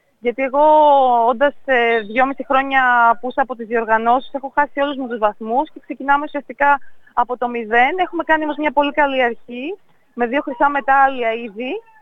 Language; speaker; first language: Greek; native; Greek